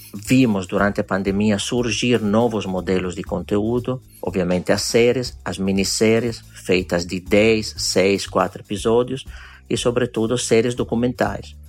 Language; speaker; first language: Portuguese; non-native, fluent; Italian